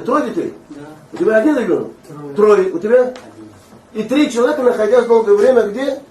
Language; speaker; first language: Russian; non-native, fluent; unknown